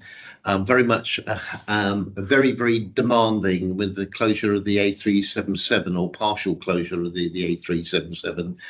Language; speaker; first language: English; native; English